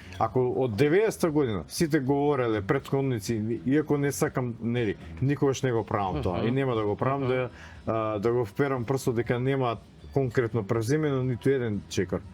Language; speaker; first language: Macedonian; native; Macedonian